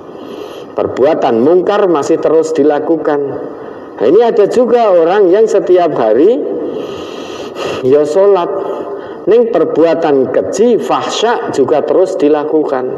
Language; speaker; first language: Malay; non-native, local second language; Javanese